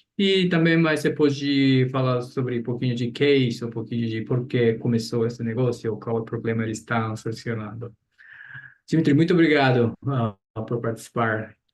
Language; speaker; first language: Portuguese; non-native, fluent; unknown